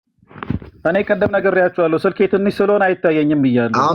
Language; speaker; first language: Amharic; native; Amharic